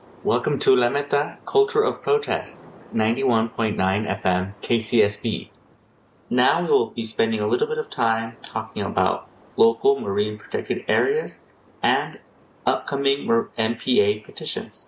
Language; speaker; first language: English; early bilingual, other home language; Spanish